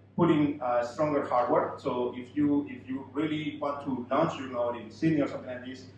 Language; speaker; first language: English; non-native, fluent; Spanish